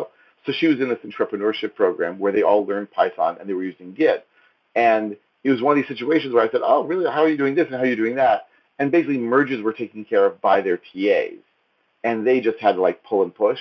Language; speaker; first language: English; native; English